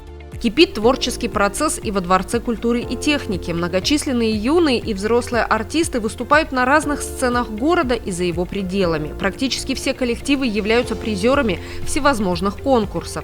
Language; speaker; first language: Russian; native; Russian